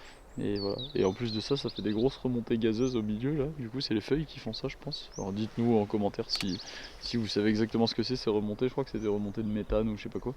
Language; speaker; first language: French; native; French